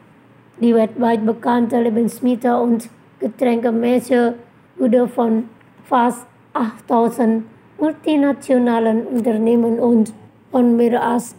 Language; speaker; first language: German; non-native, fluent; Indonesian